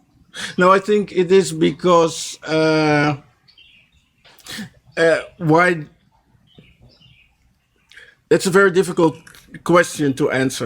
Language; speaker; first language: English; non-native, fluent; Dutch